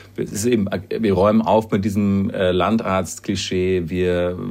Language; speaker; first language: German; native; German